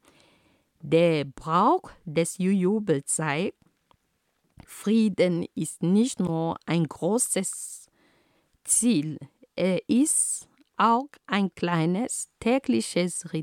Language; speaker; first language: German; non-native, fluent; Ghomala